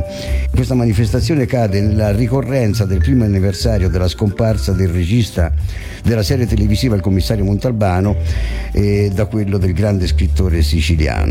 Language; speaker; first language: Italian; native; Italian